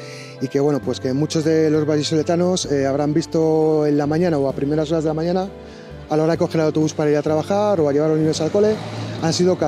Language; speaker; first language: Spanish; native; Spanish